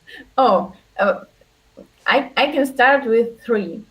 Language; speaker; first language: English; non-native, learner; Russian